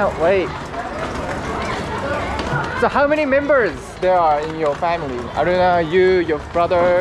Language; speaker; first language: English; non-native, learner; Japanese